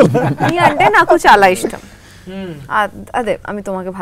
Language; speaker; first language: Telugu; non-native, learner; Bangla